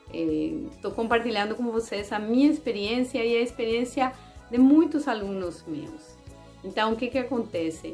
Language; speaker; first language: Portuguese; non-native, fluent; Spanish